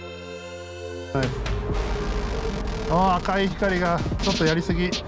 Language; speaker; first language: Japanese; non-native, fluent; English